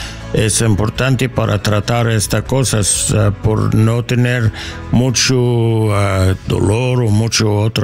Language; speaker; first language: Spanish; non-native, learner; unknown